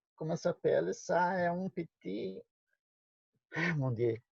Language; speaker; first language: French; non-native, learner; Portuguese